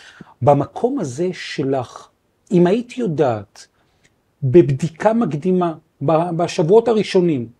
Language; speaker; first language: Hebrew; native; Hebrew